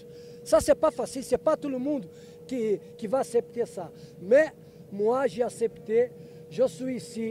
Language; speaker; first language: French; non-native, learner; Portuguese